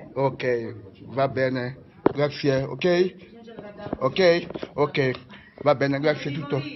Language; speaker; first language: Italian; non-native, learner; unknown